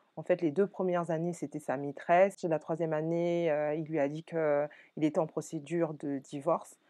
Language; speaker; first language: French; native; French